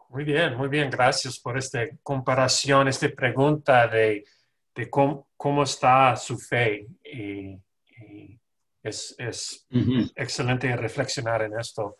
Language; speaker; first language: Spanish; non-native, fluent; English